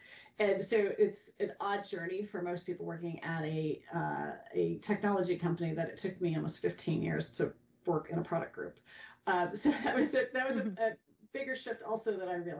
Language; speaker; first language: English; native; English